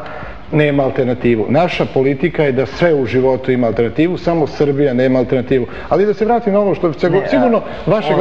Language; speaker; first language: Serbian; native; Serbian